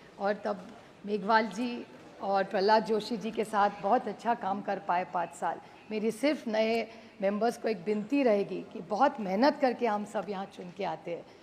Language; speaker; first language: Hindi; non-native, local second language; Marathi